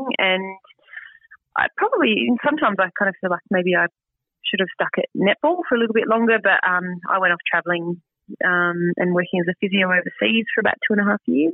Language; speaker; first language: English; native; English